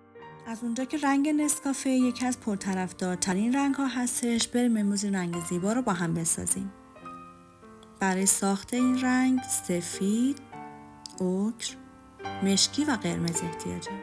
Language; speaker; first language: Persian; native; Persian